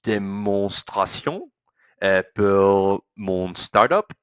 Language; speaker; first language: French; non-native, learner; English